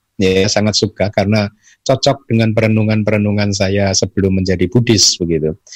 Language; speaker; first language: Indonesian; native; Indonesian